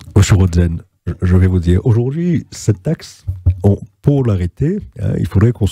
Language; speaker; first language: French; native; French